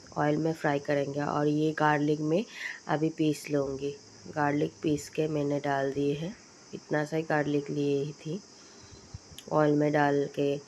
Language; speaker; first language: Hindi; non-native, local second language; Bangla